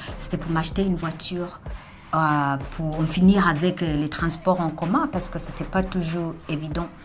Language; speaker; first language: French; non-native, fluent; Ganda